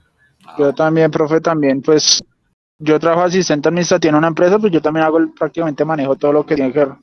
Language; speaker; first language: Spanish; native; Spanish